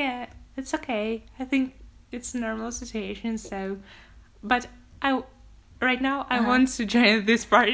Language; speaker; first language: English; non-native, fluent; Russian